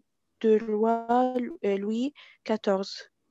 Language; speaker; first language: French; non-native, learner; Arabic